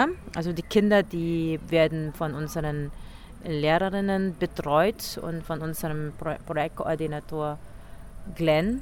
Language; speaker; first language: German; early bilingual, other home language; Filipino